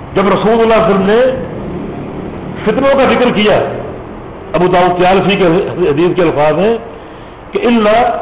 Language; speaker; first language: Urdu; native; Urdu